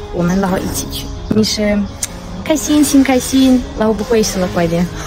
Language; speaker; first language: Chinese; non-native, learner; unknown